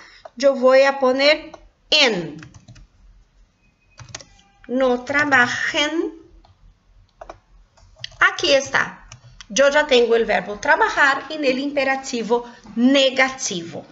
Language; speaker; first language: Spanish; non-native, local second language; Portuguese